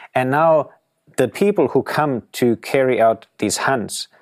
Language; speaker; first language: English; non-native, fluent; German